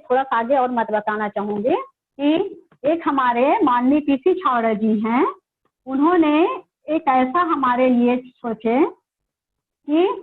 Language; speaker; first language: Hindi; native; Hindi